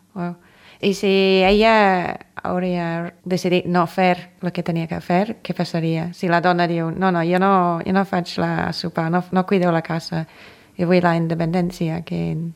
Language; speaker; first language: Catalan; non-native, fluent; English